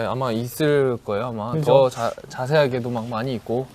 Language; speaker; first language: Korean; native; Korean